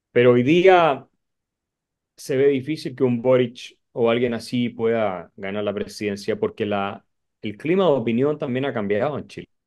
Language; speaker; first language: Spanish; native; Spanish